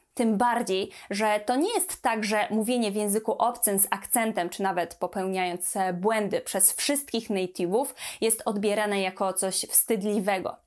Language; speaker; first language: Polish; native; Polish